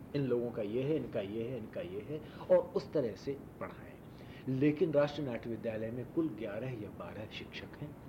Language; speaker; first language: Hindi; non-native, local second language; Marwari